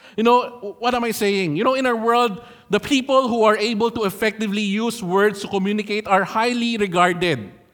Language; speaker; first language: English; non-native, local second language; Filipino